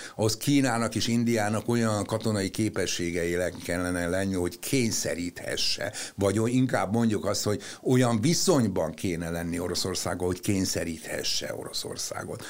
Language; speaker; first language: Hungarian; native; Hungarian